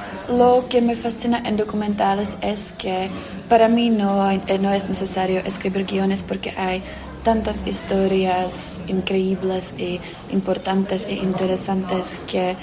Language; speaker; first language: Spanish; non-native, fluent; Czech